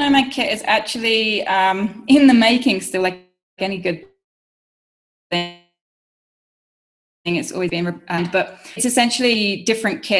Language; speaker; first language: English; native; English